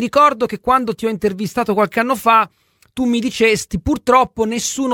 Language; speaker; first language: Italian; native; Italian